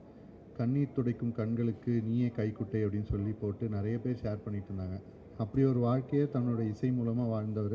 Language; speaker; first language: Tamil; native; Tamil